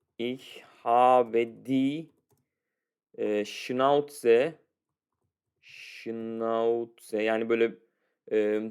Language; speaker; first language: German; non-native, fluent; Turkish